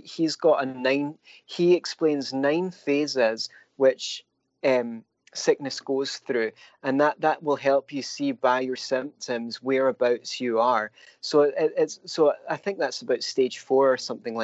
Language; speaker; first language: English; native; English